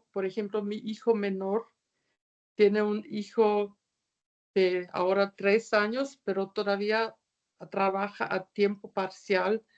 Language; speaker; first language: Spanish; non-native, fluent; German